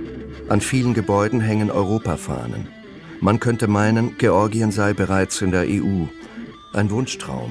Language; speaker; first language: German; native; German